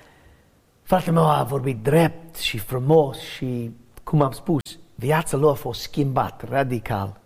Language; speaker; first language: Romanian; non-native, learner; English